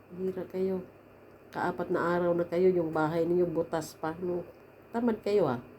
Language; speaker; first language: Filipino; native; Filipino